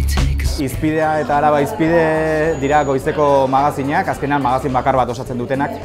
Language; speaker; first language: Basque; native; Basque